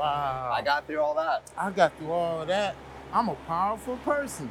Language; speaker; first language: English; native; English